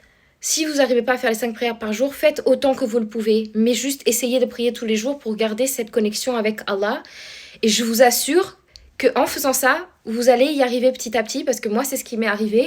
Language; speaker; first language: French; native; French